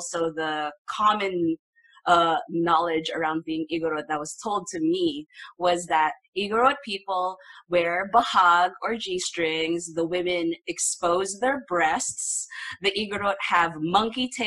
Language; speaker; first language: English; non-native, local second language; Filipino